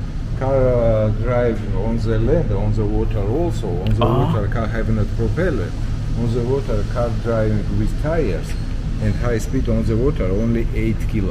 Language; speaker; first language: English; non-native, learner; Georgian